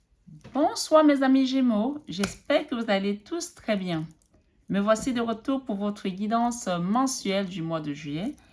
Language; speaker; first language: French; native; French